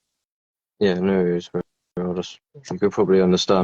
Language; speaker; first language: English; native; English